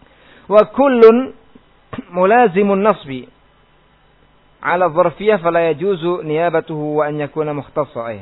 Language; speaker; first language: Arabic; non-native, fluent; Indonesian